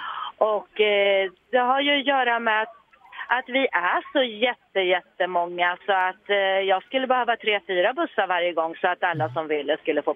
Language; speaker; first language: Swedish; native; Swedish